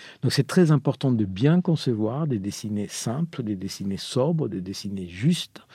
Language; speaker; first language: French; non-native, fluent; Spanish